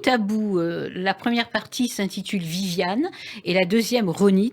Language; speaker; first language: French; native; French